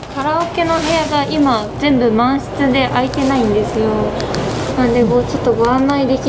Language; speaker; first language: Japanese; native; Japanese